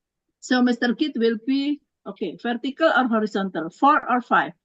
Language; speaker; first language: English; non-native, learner; Indonesian